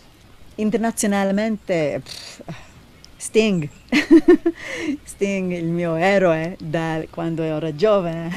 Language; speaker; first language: Italian; non-native, learner; Hebrew